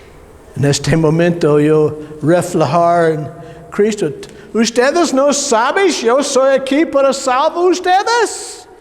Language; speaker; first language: Spanish; non-native, learner; English